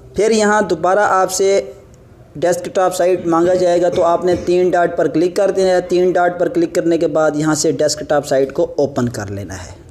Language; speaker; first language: Urdu; non-native, local second language; Punjabi